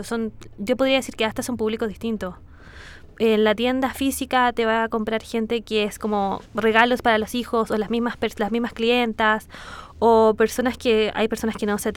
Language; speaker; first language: Spanish; native; Spanish